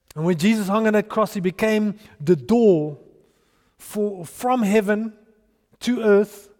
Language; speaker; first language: English; non-native, local second language; Afrikaans